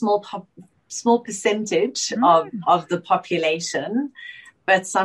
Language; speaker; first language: English; native; English